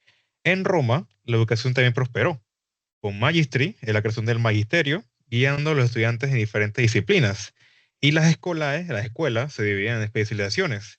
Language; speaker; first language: Spanish; native; Spanish